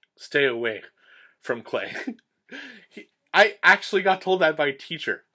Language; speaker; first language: English; native; English